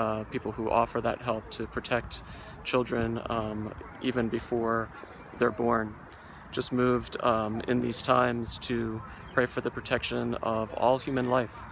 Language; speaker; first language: English; native; English